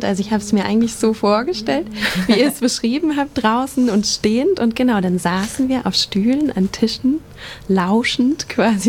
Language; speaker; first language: German; native; German